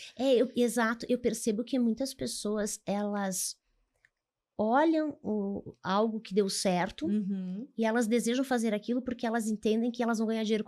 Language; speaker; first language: Portuguese; native; Portuguese